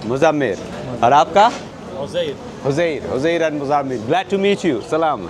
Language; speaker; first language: Hindi; non-native, local second language; Bangla